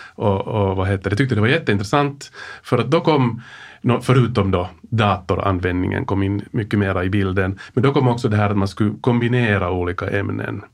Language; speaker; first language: Swedish; native; Swedish